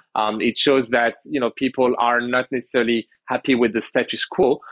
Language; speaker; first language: English; early bilingual, other home language; French